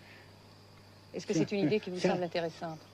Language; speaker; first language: French; native; French